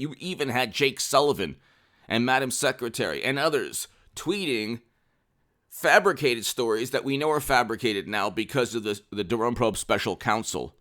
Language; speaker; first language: English; native; English